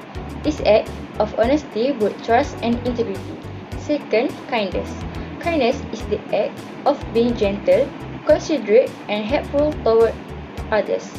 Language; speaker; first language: English; non-native, local second language; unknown